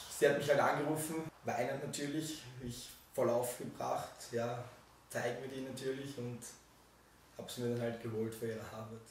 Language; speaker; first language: German; native; German